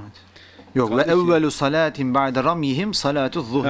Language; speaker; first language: Turkish; native; Turkish